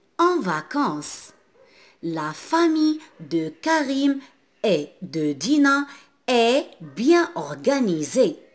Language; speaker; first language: French; non-native, local second language; Arabic